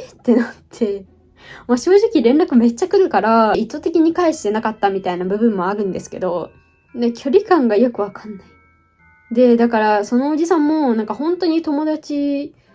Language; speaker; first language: Japanese; native; Japanese